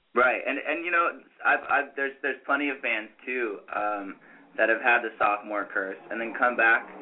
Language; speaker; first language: English; native; English